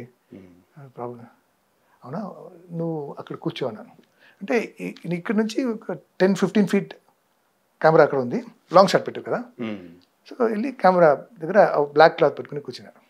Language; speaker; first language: Telugu; non-native, fluent; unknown